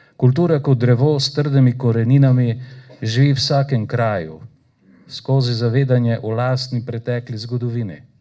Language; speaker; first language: Slovenian; native; Slovenian